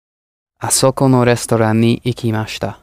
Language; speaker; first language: Japanese; non-native, learner; English